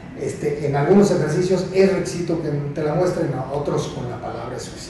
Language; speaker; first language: Spanish; native; Spanish